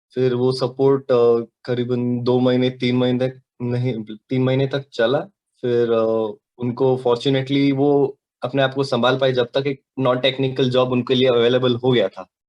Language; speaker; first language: Hindi; non-native, local second language; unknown